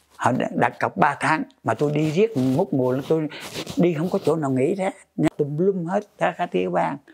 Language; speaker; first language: Vietnamese; native; Vietnamese